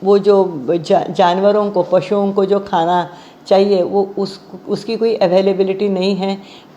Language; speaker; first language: Hindi; non-native, local second language; Marathi